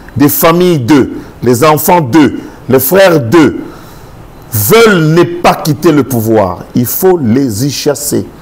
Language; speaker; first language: French; non-native, local second language; Lingala